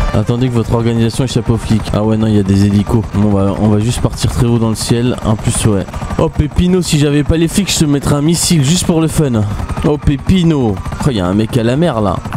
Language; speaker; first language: French; native; French